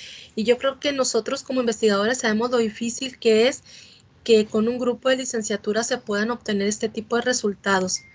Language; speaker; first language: Spanish; native; Spanish